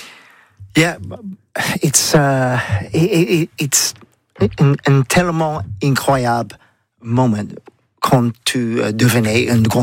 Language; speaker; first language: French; non-native, learner; English